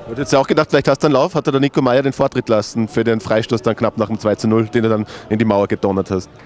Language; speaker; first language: German; native; German